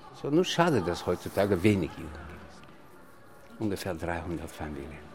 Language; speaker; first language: German; non-native, learner; Tajik